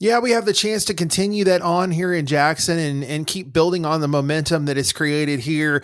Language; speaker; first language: English; native; English